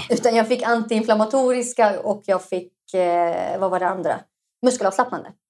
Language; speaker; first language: Swedish; early bilingual, other home language; Arabic